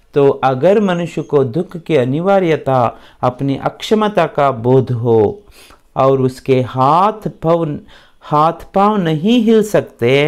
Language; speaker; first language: Hindi; non-native, local second language; Kannada